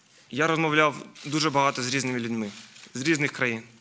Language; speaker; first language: Ukrainian; native; Ukrainian